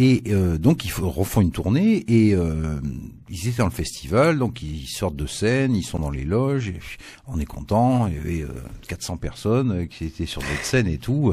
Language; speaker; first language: French; native; French